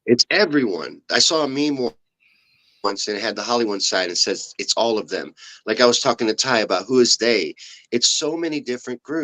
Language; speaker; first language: English; native; English